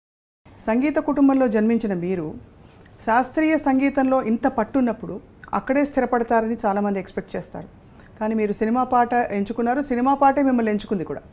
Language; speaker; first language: Telugu; native; Telugu